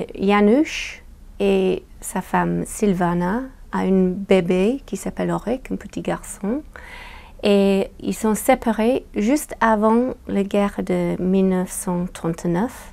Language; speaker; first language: French; non-native, fluent; English